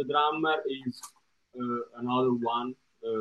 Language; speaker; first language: English; non-native, fluent; Italian